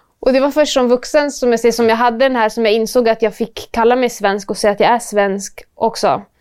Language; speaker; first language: Swedish; native; Swedish